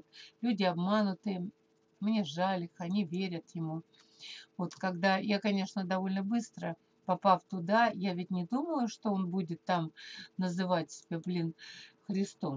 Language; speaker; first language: Russian; native; Russian